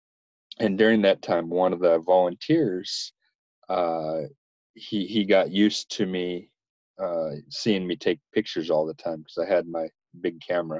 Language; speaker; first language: English; native; English